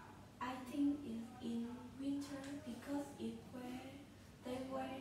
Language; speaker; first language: English; non-native, learner; Vietnamese